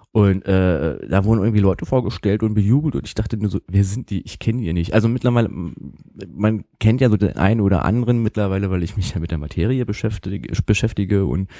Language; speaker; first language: German; native; German